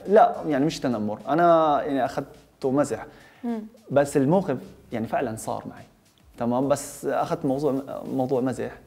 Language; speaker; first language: Arabic; non-native, fluent; Korean